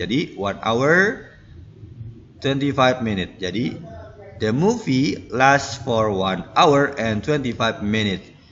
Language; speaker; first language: English; non-native, learner; Indonesian